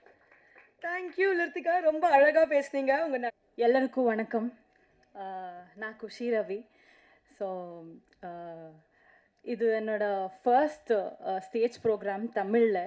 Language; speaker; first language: Tamil; non-native, learner; Kannada